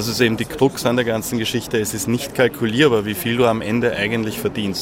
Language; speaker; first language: German; native; German